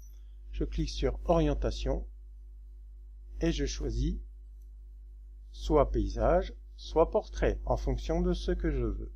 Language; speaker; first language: French; native; French